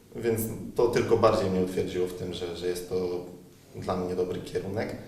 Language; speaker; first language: Polish; native; Polish